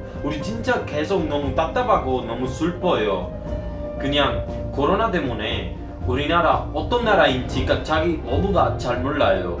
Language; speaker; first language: Korean; non-native, learner; Spanish